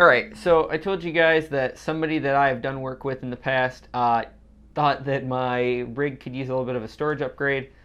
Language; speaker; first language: English; native; English